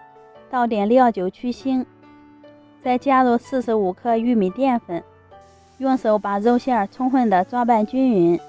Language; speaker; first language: Chinese; native; Chinese